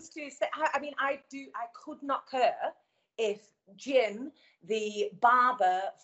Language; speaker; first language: English; native; English